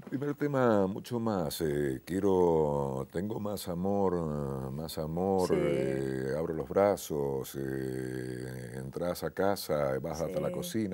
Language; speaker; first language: Spanish; native; Spanish